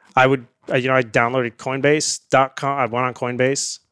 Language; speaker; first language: English; early bilingual, other home language; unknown